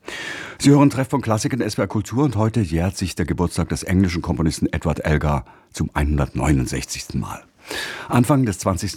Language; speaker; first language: German; native; German